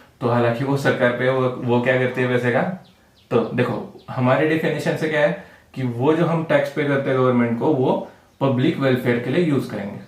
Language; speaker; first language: Hindi; non-native, local second language; Marathi